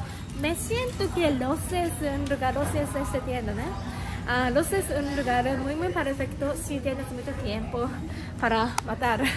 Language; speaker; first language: Spanish; non-native, learner; Japanese